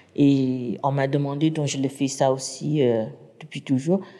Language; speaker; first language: French; non-native, fluent; Burmese